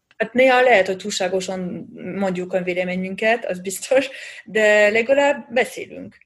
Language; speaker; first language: Hungarian; non-native, fluent; French